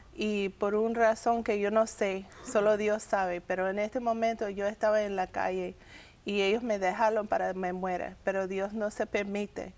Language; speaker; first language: Spanish; early bilingual, heritage; English